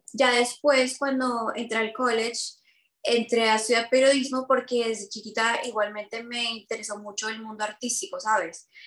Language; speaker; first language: Spanish; native; Spanish